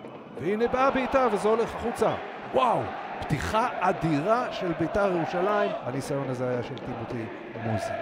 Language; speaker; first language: Hebrew; native; Hebrew